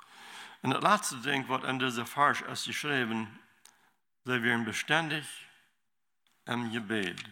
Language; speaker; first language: German; non-native, learner; Low German